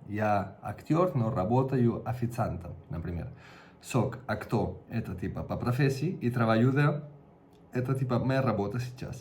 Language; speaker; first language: Russian; non-native, fluent; Catalan